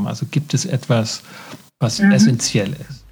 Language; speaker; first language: German; native; German